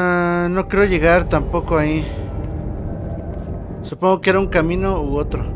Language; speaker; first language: Spanish; native; Spanish